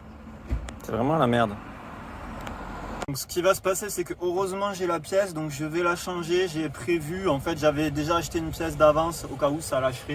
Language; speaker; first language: French; native; French